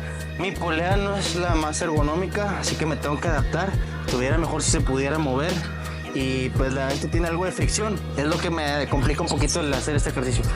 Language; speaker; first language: Spanish; native; Spanish